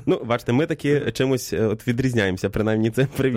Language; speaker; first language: Ukrainian; native; Ukrainian